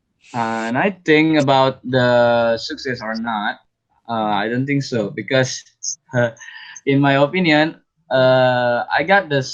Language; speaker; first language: English; non-native, learner; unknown